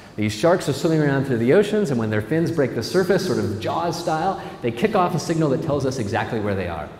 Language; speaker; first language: English; native; English